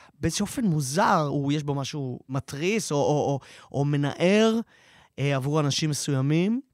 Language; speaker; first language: Hebrew; native; Hebrew